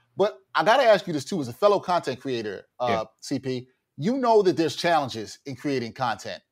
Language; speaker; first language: English; native; English